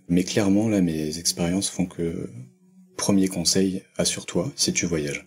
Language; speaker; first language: French; native; French